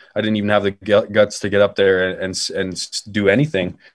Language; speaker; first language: English; native; English